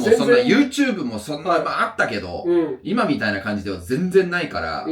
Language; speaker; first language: Japanese; non-native, fluent; English